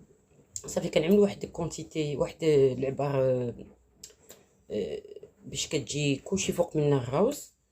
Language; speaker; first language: Arabic; native; Arabic